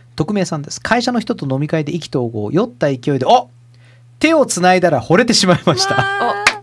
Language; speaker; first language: Japanese; early bilingual, heritage; Portuguese